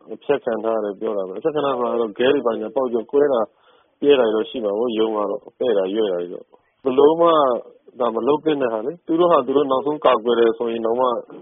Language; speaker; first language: Burmese; native; Burmese